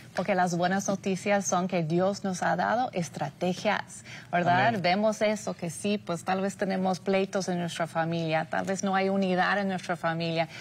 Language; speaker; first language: Spanish; non-native, fluent; English